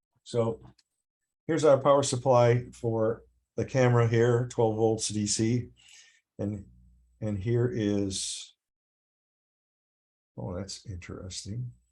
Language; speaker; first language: English; native; English